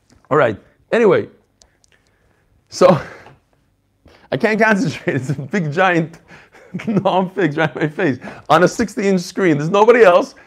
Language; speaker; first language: English; native; English